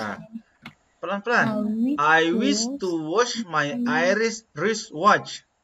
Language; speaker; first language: English; non-native, learner; Indonesian